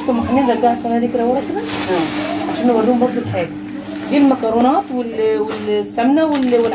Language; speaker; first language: Arabic; native; Arabic